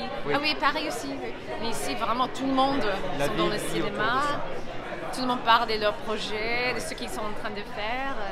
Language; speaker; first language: French; non-native, fluent; English